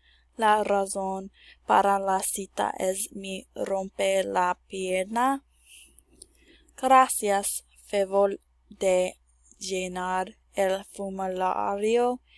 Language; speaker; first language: Spanish; non-native, learner; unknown